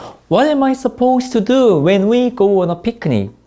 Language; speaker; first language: English; non-native, fluent; Korean